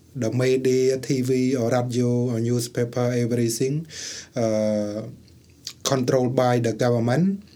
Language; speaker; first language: English; non-native, learner; Khmer